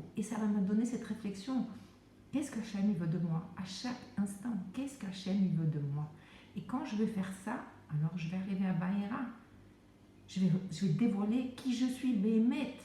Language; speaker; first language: French; native; French